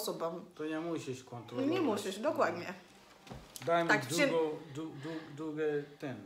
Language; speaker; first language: Polish; non-native, learner; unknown